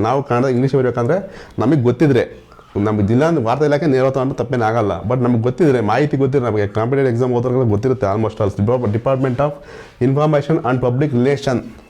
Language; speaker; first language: Kannada; native; Kannada